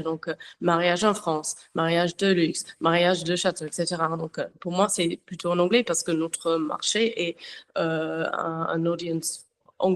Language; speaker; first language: French; non-native, learner; English